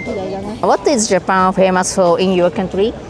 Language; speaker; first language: English; non-native, learner; Japanese